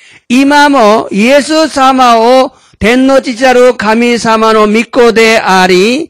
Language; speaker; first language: Japanese; non-native, fluent; Korean